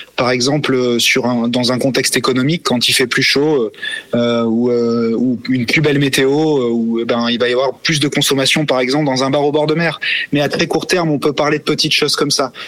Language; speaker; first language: French; native; French